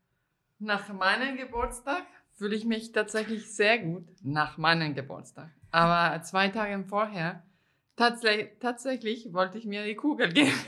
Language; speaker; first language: German; non-native, fluent; Spanish